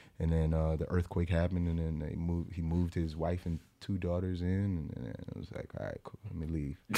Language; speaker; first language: English; native; English